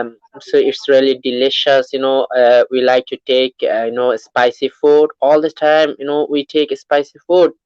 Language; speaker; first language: English; non-native, learner; Bangla